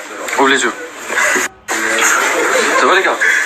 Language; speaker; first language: French; native; French